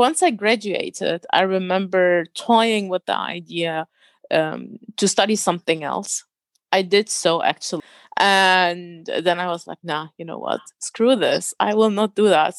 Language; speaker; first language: English; non-native, fluent; German